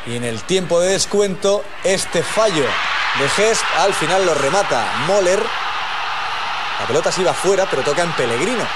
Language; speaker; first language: Spanish; native; Spanish